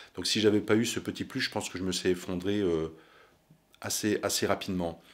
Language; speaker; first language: French; native; French